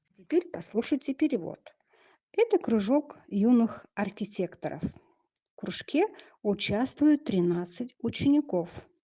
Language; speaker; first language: Russian; non-native, local second language; Kazakh